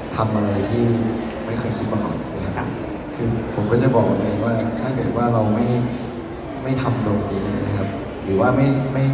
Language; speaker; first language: Thai; native; Thai